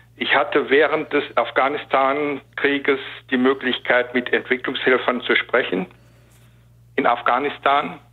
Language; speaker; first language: German; native; German